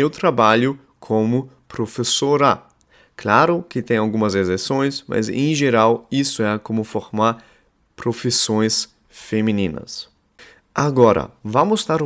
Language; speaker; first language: Portuguese; non-native, fluent; German